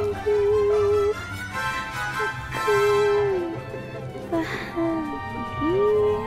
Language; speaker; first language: Indonesian; native; Indonesian